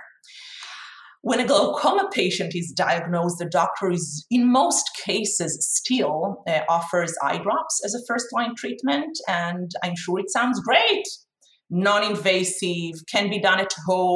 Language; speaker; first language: English; non-native, fluent; Hebrew